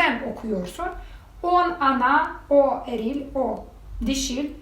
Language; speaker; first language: Turkish; non-native, fluent; Russian